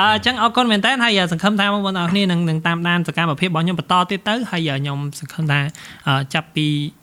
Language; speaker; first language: Khmer; native; Khmer